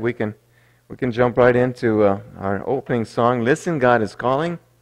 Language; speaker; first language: English; native; English